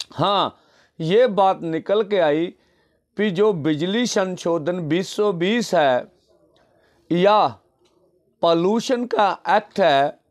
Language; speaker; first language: Hindi; non-native, local second language; Punjabi